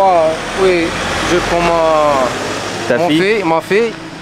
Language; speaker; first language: French; non-native, local second language; Kabyle